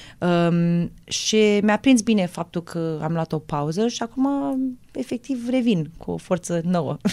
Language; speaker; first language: Romanian; early bilingual, heritage; Romanian